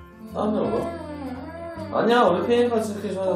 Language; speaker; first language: Korean; native; Korean